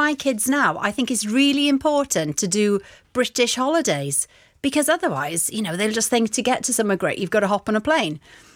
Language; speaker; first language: English; non-native, local second language; Welsh